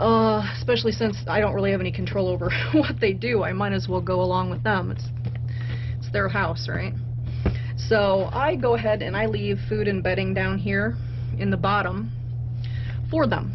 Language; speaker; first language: English; native; English